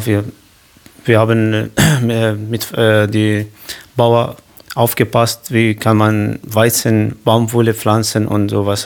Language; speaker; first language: German; non-native, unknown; Kurdish